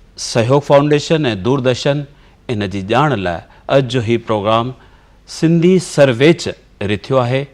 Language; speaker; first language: Sindhi; early bilingual, heritage; Sindhi